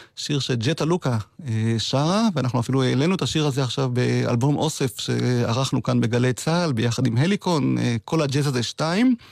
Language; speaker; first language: Hebrew; native; Hebrew